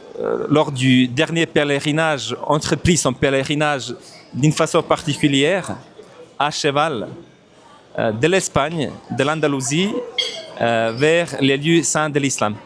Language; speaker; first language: French; non-native, fluent; Bosnian